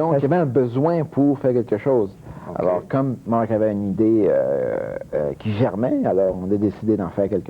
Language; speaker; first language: French; native; French